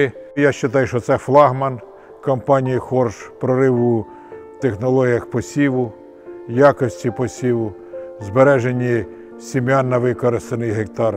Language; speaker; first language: Ukrainian; native; Ukrainian